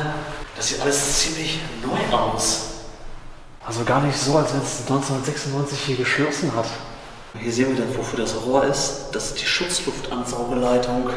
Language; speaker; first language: German; native; German